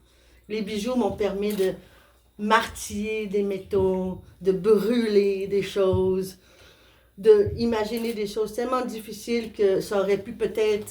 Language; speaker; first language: French; non-native, fluent; Spanish